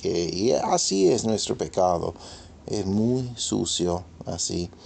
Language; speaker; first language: Spanish; non-native, fluent; English